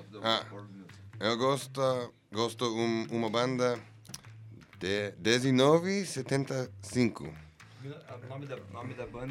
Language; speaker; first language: Portuguese; non-native, learner; English